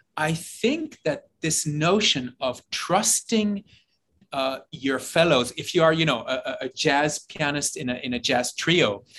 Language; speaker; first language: English; non-native, fluent; Hebrew